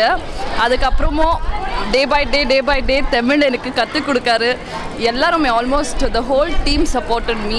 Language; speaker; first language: Tamil; non-native, fluent; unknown